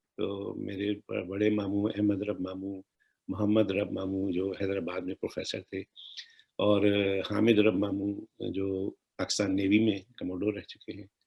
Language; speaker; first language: Urdu; native; Urdu